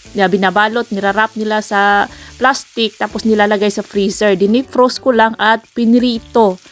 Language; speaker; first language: Filipino; non-native, local second language; Cebuano